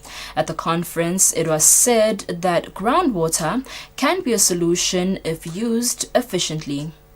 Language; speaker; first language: English; non-native, local second language; Swati